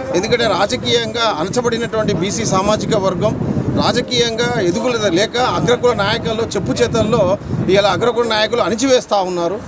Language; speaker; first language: Telugu; native; Telugu